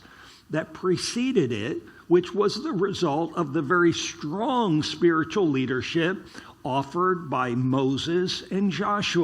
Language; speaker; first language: English; native; English